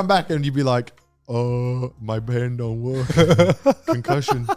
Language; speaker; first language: English; native; English